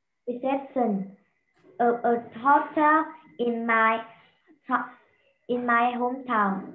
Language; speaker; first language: English; non-native, learner; Vietnamese